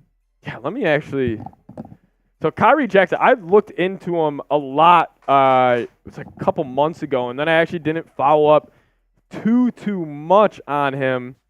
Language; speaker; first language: English; native; English